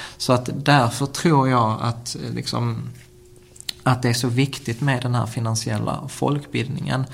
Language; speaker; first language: Swedish; early bilingual, other home language; Czech